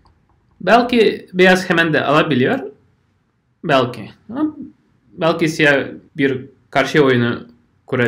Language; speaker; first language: Turkish; non-native, fluent; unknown